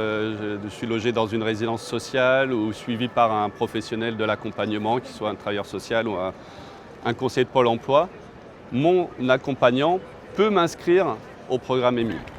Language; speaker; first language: French; native; French